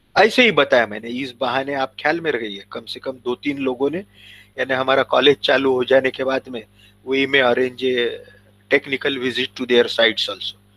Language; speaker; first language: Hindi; non-native, local second language; Marathi